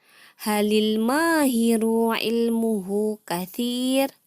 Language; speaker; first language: Arabic; non-native, fluent; Indonesian